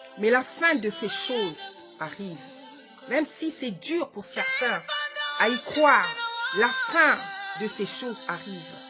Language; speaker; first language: French; non-native, local second language; Lingala